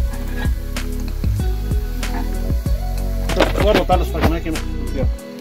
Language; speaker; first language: Spanish; native; Spanish